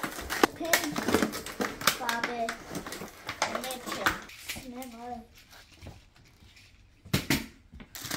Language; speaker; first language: German; non-native, learner; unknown